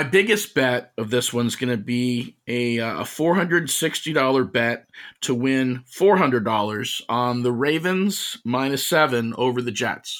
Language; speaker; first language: English; native; English